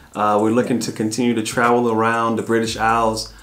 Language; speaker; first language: English; native; English